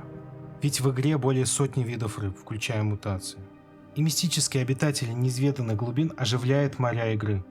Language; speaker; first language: Russian; native; Russian